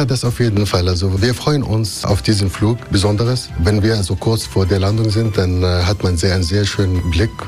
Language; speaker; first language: German; non-native, fluent; Arabic